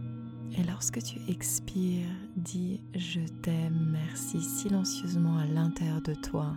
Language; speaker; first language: French; native; French